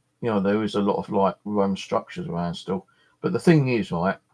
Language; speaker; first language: English; native; English